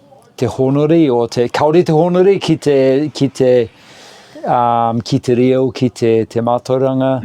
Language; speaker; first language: Māori; non-native, local second language; English